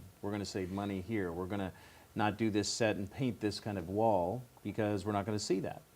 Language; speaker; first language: English; native; English